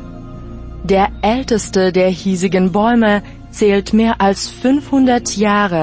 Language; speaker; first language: German; non-native, fluent; Russian